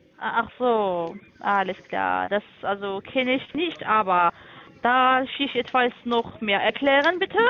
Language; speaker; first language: German; non-native, learner; Turkish